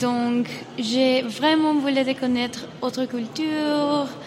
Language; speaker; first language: French; non-native, learner; Spanish